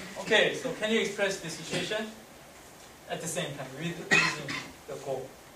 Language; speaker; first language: English; non-native, fluent; Korean